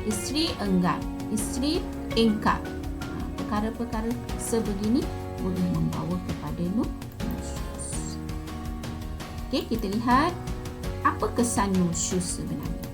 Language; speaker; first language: Malay; native; Malay